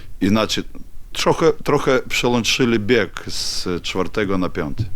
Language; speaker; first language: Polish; non-native, learner; Ukrainian